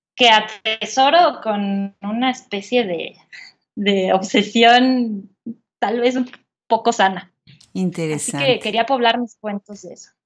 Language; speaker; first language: Spanish; native; Spanish